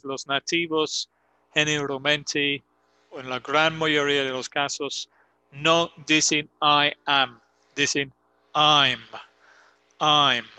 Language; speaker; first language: Spanish; non-native, fluent; English